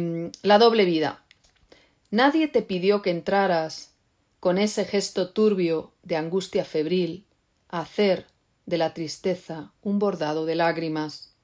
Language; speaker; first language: Spanish; native; Spanish